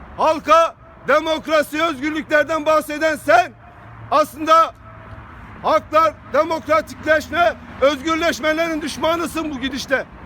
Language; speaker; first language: Turkish; native; Turkish